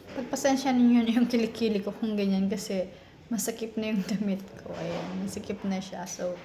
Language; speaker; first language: Filipino; non-native, local second language; Bikol